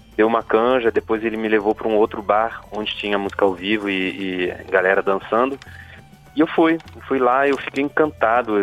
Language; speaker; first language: Portuguese; non-native, fluent; French